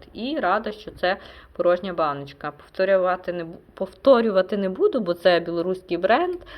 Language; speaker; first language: Ukrainian; non-native, local second language; Russian